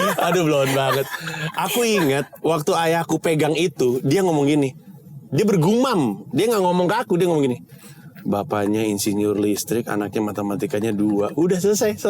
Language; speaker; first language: Indonesian; native; Indonesian